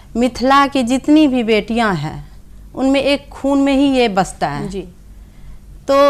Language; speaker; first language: Hindi; native; Hindi